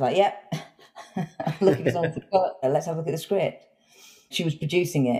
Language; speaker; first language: English; native; English